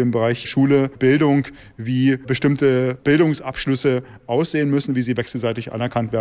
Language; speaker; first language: German; native; German